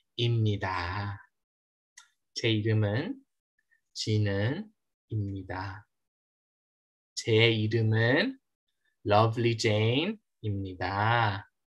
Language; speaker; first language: Korean; non-native, fluent; Filipino